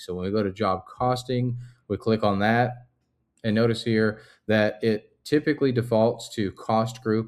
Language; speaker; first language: English; native; English